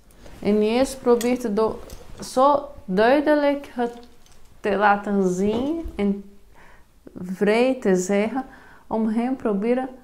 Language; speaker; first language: Dutch; non-native, fluent; Portuguese